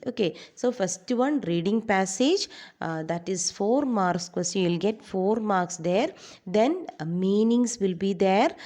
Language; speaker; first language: English; non-native, local second language; Malayalam